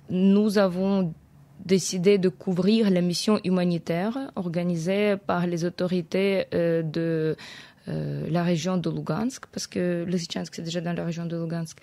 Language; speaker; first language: French; non-native, fluent; Ukrainian